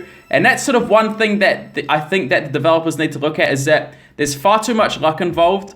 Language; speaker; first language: English; native; English